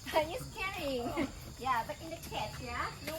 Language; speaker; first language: English; non-native, fluent; Indonesian